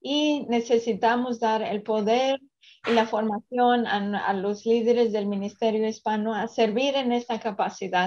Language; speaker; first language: Spanish; early bilingual, other home language; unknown